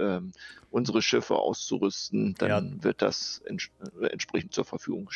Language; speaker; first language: German; native; German